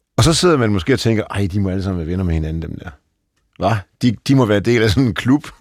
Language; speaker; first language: Danish; early bilingual, other home language; Polish